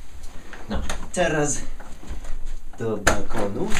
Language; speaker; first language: Polish; non-native, learner; English